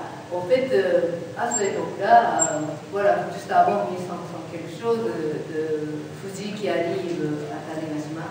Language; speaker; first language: French; non-native, learner; Japanese